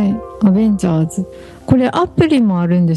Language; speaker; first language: Japanese; native; Japanese